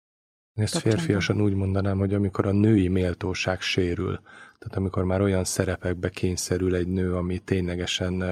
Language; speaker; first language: Hungarian; native; Hungarian